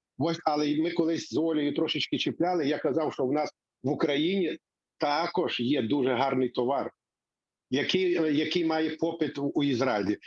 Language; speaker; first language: Ukrainian; native; Ukrainian